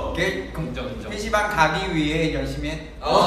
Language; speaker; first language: Korean; non-native, learner; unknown